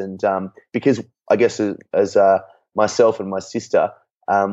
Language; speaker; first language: English; native; English